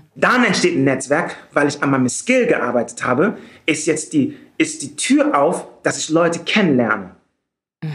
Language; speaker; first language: German; native; German